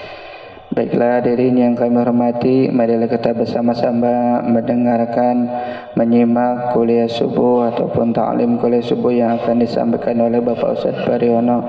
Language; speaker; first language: Indonesian; native; Indonesian